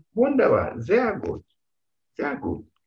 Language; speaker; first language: German; non-native, fluent; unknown